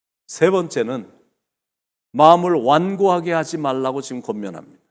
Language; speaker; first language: Korean; native; Korean